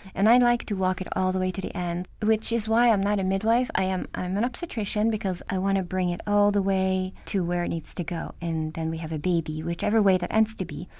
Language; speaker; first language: English; early bilingual, other home language; Norwegian